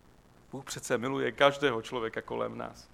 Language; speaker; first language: Czech; native; Czech